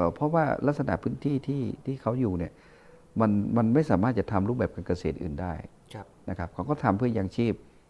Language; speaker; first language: Thai; non-native, local second language; Karen languages